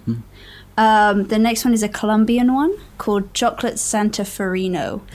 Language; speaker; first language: English; native; English